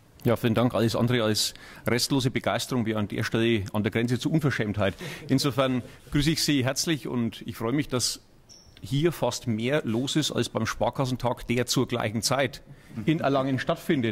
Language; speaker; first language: German; native; German